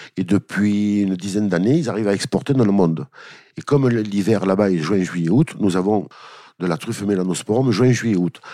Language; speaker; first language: French; native; French